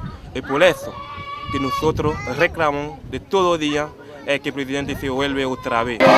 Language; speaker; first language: Spanish; non-native, learner; Haitian Creole